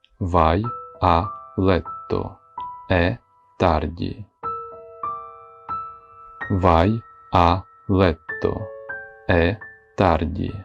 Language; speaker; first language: Italian; non-native, fluent; Ukrainian